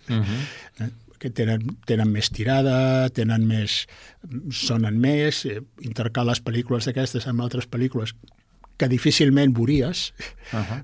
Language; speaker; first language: Catalan; native; Catalan